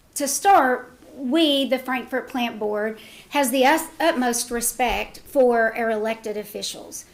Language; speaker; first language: English; native; English